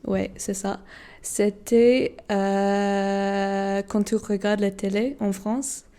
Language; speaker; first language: French; non-native, learner; English